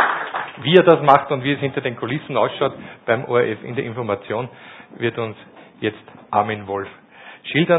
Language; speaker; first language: German; native; German